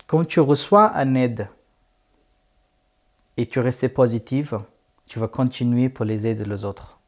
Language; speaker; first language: French; non-native, fluent; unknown